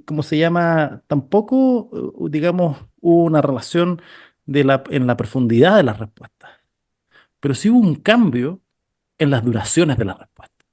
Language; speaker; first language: Spanish; native; Spanish